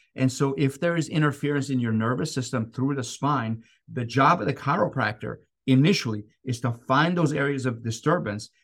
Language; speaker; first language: English; non-native, fluent; Persian